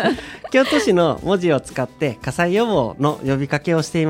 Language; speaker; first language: Japanese; native; Japanese